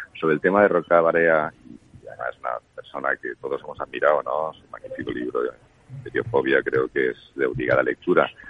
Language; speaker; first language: Spanish; non-native, local second language; Catalan